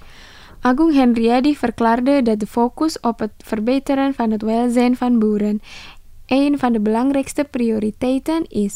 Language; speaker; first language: Dutch; non-native, fluent; Indonesian